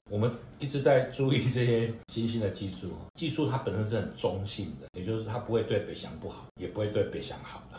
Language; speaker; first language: Chinese; native; Chinese